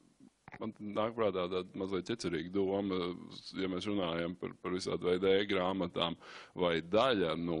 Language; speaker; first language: Latvian; native; Latvian